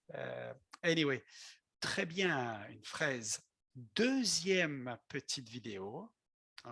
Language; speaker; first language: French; non-native, fluent; English